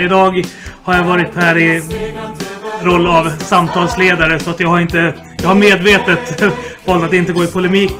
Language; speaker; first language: Swedish; native; Swedish